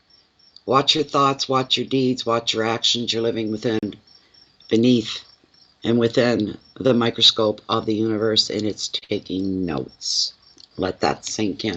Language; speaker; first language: English; native; English